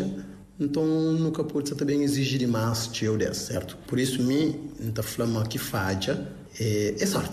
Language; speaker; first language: Portuguese; non-native, local second language; Kabuverdianu